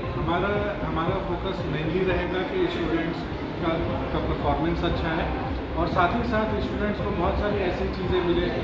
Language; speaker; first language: Hindi; native; Hindi